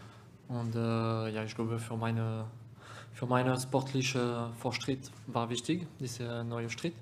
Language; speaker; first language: German; non-native, learner; French